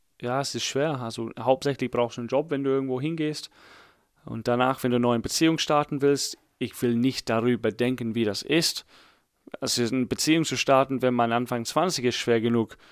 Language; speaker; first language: German; non-native, fluent; English